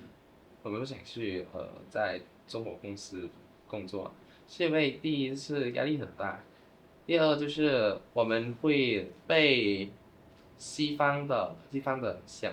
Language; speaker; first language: Chinese; non-native, fluent; Thai